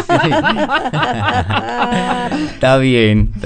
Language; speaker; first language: Spanish; non-native, learner; English